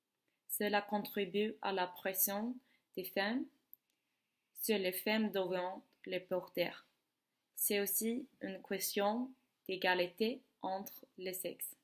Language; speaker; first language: French; non-native, learner; Swedish